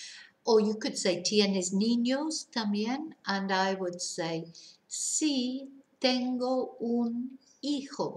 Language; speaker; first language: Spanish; non-native, fluent; English